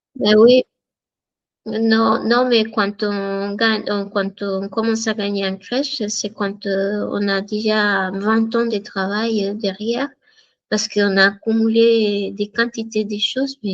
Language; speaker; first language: French; non-native, fluent; Spanish